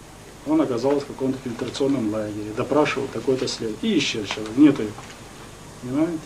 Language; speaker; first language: Russian; non-native, local second language; Chechen